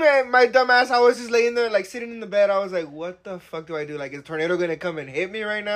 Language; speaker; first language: English; early bilingual, other home language; Spanish